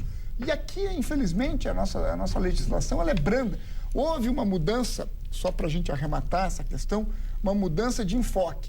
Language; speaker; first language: Portuguese; native; Portuguese